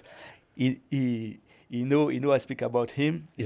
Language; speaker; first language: English; non-native, learner; French